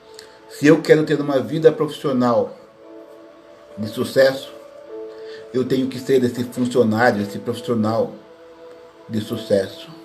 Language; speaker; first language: Portuguese; native; Portuguese